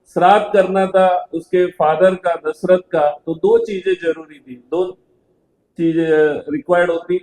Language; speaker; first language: Hindi; non-native, local second language; Marathi